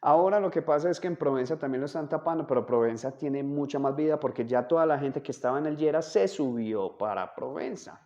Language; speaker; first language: Spanish; native; Spanish